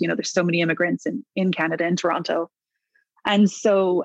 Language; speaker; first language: English; native; English